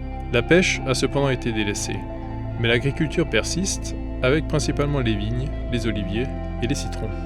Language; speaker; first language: French; native; French